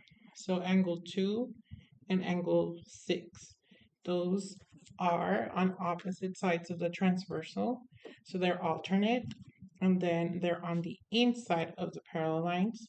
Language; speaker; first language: English; native; English